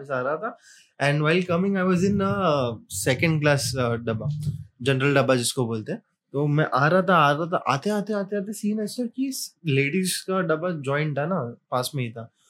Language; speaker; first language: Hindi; non-native, local second language; Marathi